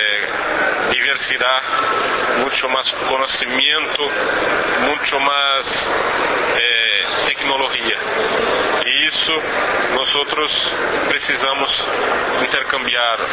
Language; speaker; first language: Italian; non-native, learner; Portuguese